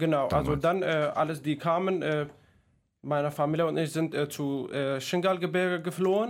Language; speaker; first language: German; non-native, fluent; Kurdish